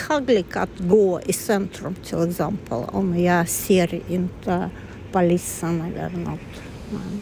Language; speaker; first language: Swedish; non-native, learner; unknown